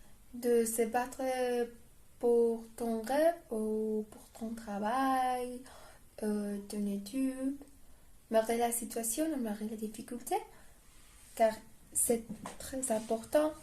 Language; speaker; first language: French; non-native, learner; Spanish